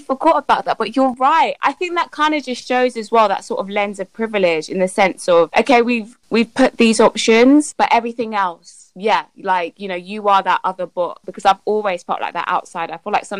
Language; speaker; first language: English; native; English